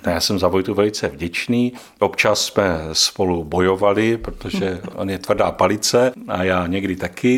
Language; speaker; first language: Czech; native; Czech